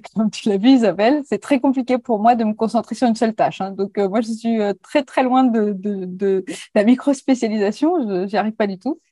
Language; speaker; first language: French; native; French